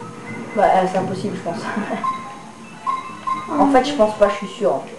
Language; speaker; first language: French; native; French